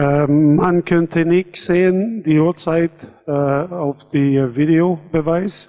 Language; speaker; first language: German; non-native, fluent; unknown